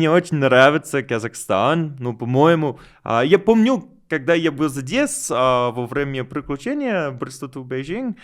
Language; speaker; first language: Russian; non-native, learner; English